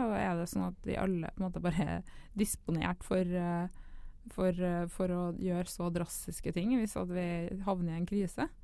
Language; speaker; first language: Norwegian; native; Norwegian